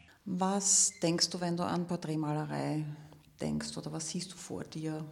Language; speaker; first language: German; native; German